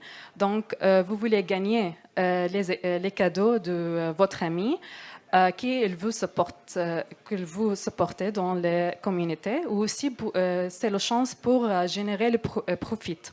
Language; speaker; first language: French; non-native, learner; Arabic